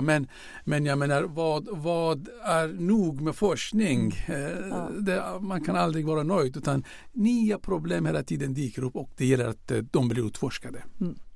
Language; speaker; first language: Swedish; non-native, fluent; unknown